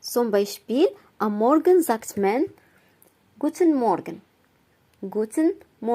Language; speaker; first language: German; non-native, fluent; Arabic